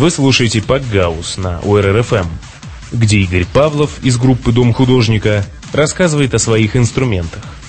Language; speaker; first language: Russian; native; Russian